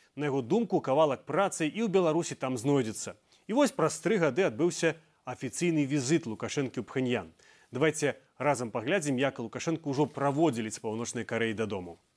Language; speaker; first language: Belarusian; native; Belarusian